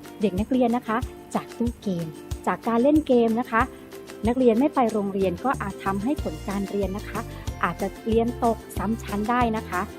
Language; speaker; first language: Thai; native; Thai